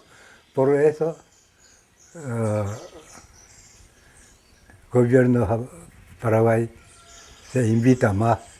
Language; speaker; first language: Spanish; non-native, learner; Japanese